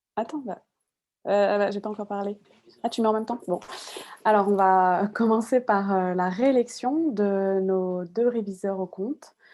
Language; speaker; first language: French; native; French